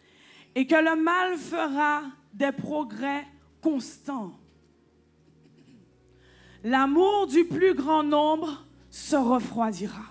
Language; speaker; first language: French; native; French